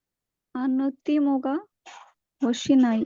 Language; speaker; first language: Japanese; non-native, learner; Bangla